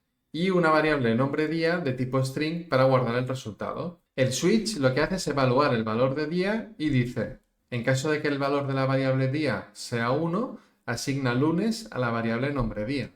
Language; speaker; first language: Spanish; native; Spanish